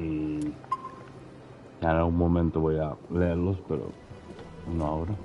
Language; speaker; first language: Spanish; non-native, fluent; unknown